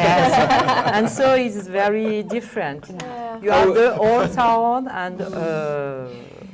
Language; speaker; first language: English; non-native, learner; French